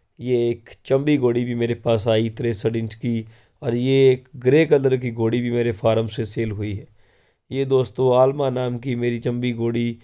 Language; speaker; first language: Hindi; non-native, local second language; Punjabi